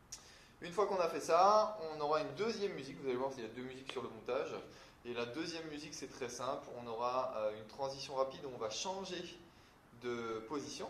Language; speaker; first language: French; native; French